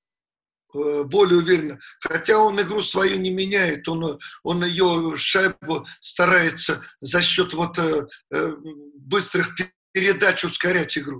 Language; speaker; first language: Russian; native; Russian